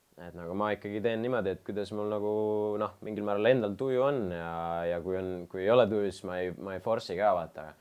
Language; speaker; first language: Estonian; non-native, local second language; Russian